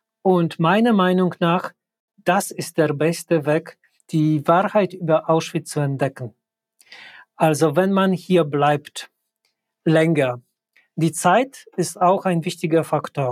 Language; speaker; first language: German; non-native, fluent; Polish